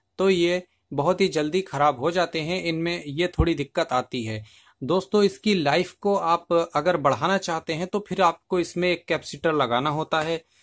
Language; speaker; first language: Hindi; native; Hindi